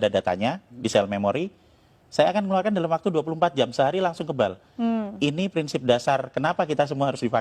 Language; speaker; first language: Indonesian; native; Indonesian